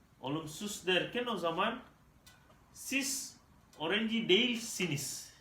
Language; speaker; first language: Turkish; non-native, learner; Indonesian